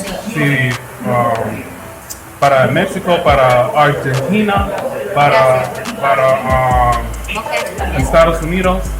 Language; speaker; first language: Spanish; non-native, learner; English